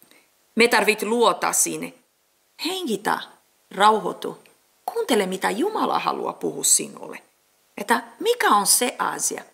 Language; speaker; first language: Finnish; non-native, learner; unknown